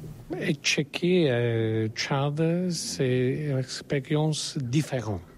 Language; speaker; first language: French; non-native, learner; Polish